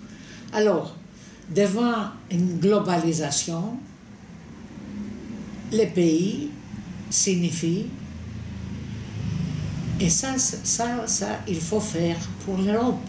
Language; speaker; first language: French; non-native, fluent; Greek